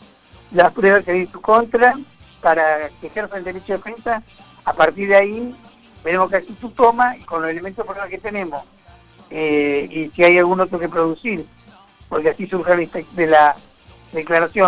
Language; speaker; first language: Spanish; native; Spanish